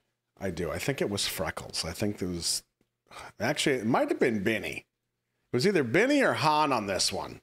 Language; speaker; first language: English; native; English